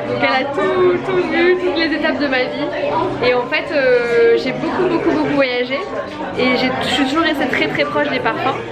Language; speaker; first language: French; native; French